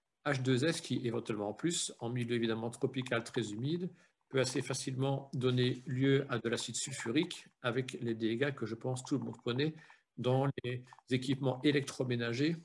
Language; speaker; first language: French; native; French